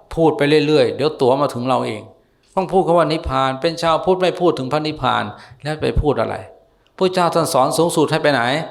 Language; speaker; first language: Thai; native; Thai